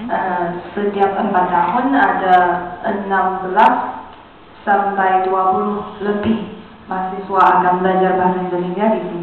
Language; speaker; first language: Indonesian; non-native, fluent; Chinese